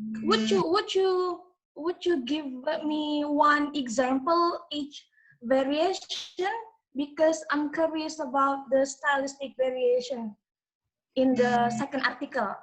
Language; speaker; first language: English; non-native, learner; Indonesian